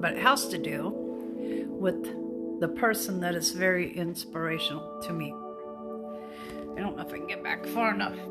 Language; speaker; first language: English; native; English